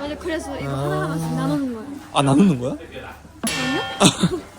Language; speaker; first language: Korean; non-native, fluent; Japanese